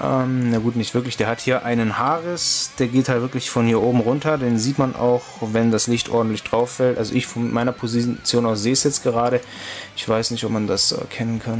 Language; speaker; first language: German; native; German